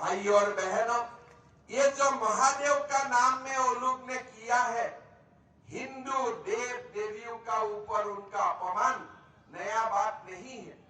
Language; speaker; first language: Hindi; non-native, local second language; Assamese